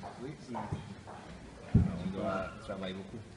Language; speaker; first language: French; non-native, learner; Turkish